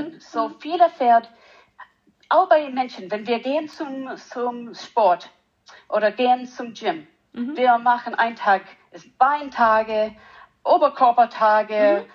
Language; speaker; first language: German; non-native, learner; English